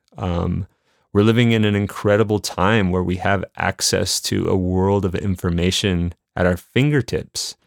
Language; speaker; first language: English; native; English